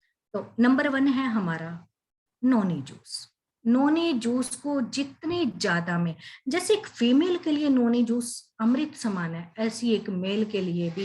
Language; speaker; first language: Hindi; native; Hindi